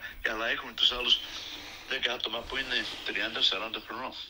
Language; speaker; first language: Greek; early bilingual, other home language; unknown